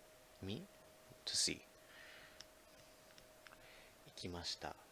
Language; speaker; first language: Japanese; non-native, fluent; English